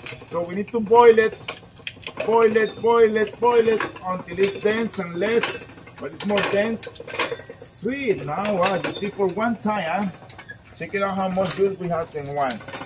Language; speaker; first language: English; non-native, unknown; Spanish